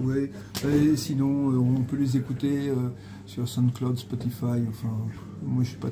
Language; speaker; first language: French; native; French